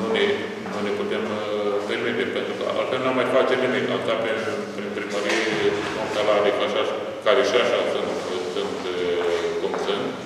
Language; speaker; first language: Romanian; native; Romanian